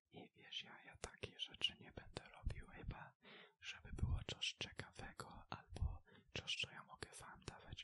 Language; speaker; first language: Polish; early bilingual, heritage; Polish